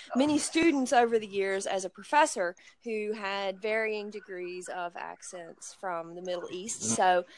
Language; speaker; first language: English; native; English